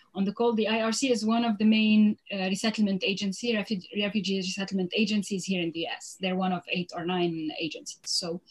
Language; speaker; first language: English; non-native, fluent; Arabic